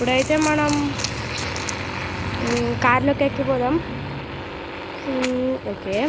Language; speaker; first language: Telugu; native; Telugu